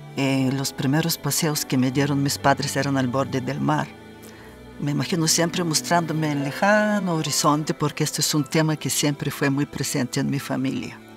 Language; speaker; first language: Spanish; non-native, fluent; Bulgarian